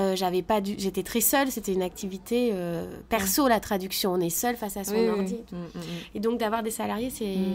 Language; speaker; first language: French; native; French